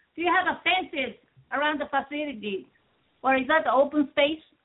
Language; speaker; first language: English; non-native, fluent; Japanese